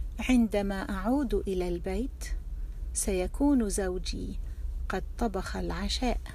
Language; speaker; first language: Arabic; non-native, fluent; English